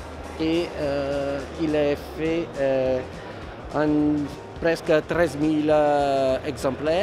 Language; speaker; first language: French; non-native, fluent; Italian